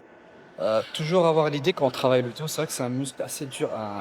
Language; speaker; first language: French; native; French